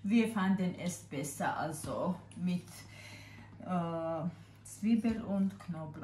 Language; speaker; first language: German; non-native, learner; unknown